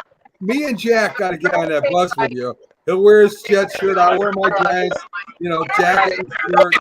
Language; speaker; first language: English; native; English